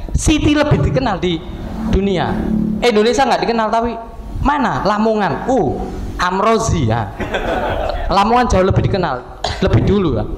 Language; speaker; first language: Indonesian; native; Indonesian